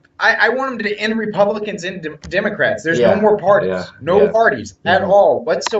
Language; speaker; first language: English; native; English